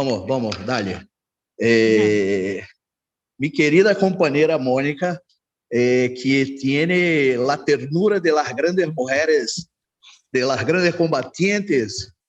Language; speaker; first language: Spanish; non-native, learner; Portuguese